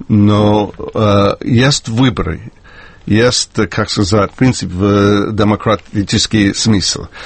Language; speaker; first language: Russian; non-native, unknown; English